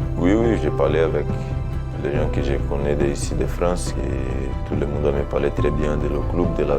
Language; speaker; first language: French; non-native, fluent; Portuguese